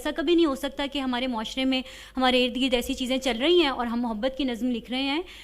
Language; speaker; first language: Urdu; native; Urdu